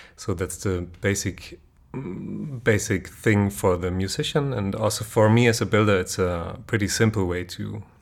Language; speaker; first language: English; non-native, fluent; German